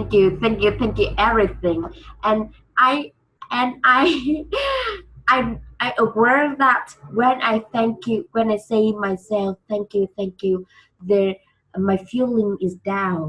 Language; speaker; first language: English; non-native, learner; Vietnamese